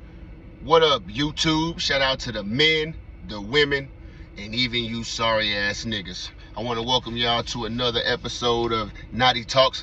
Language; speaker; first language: English; native; English